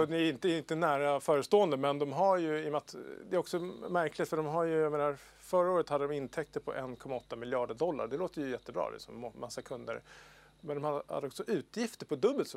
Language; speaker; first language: Swedish; native; Swedish